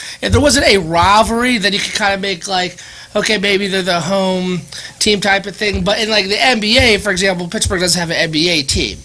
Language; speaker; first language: English; native; English